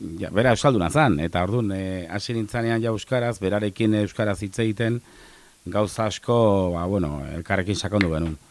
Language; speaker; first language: Basque; non-native, local second language; Spanish